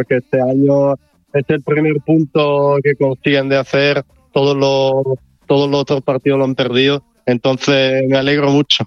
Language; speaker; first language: Spanish; non-native, fluent; Italian